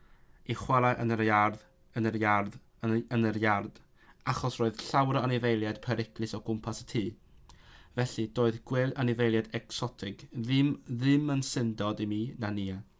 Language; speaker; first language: Welsh; non-native, learner; Cantonese